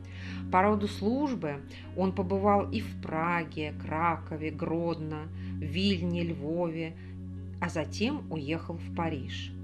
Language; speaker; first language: Russian; native; Russian